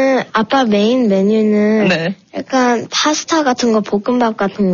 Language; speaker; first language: Korean; early bilingual, heritage; Korean